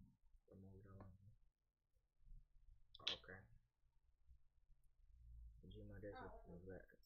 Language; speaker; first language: Spanish; early bilingual, heritage; Spanish